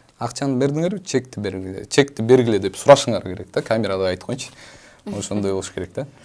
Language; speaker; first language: Kyrgyz; native; Kyrgyz